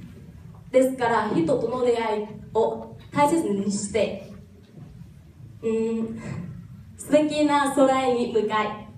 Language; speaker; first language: Japanese; non-native, fluent; Vietnamese